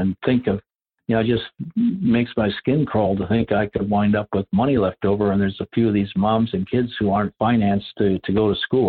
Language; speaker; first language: English; native; English